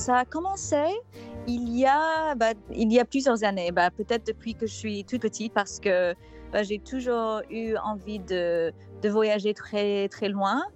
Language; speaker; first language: French; non-native, fluent; English